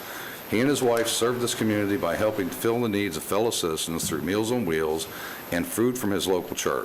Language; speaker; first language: English; native; English